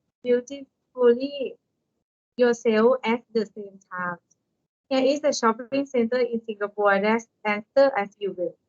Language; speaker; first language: English; non-native, learner; Thai